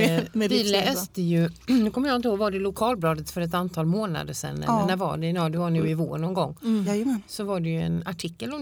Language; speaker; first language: Swedish; native; Swedish